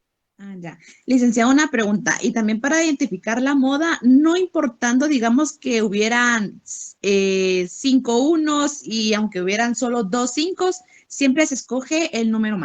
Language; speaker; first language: Spanish; native; Spanish